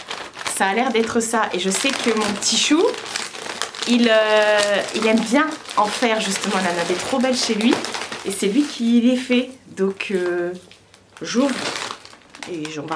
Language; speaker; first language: French; native; French